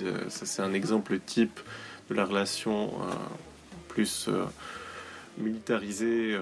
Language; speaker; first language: French; native; French